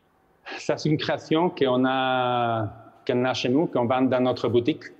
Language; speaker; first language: French; non-native, fluent; Spanish